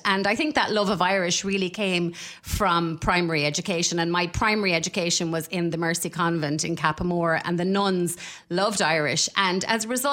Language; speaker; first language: English; native; English